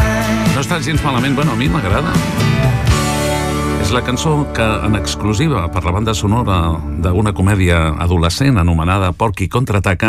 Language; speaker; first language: Catalan; native; Catalan